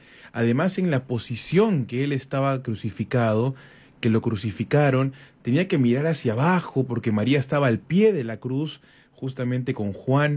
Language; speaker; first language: Spanish; native; Spanish